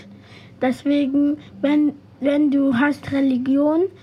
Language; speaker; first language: German; non-native, learner; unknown